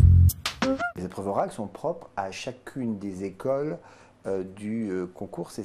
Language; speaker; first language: French; native; French